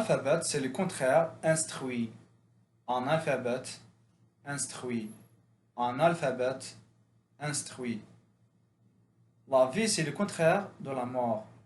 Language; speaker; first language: French; non-native, fluent; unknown